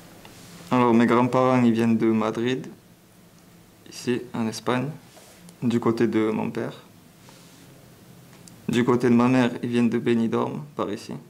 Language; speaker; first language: French; non-native, local second language; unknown